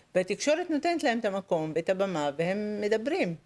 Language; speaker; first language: Hebrew; native; Hebrew